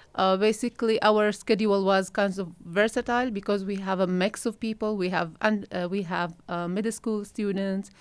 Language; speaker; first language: English; non-native, fluent; Arabic